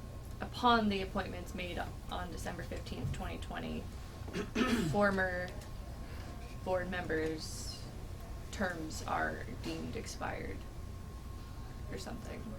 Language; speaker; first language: English; native; English